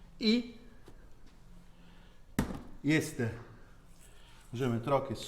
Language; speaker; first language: Polish; non-native, learner; Italian